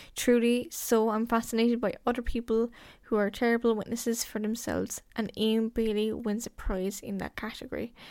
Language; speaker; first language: English; native; English